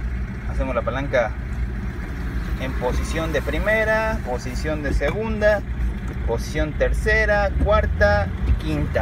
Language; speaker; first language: Spanish; native; Spanish